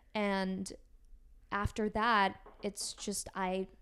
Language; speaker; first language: English; non-native, fluent; Korean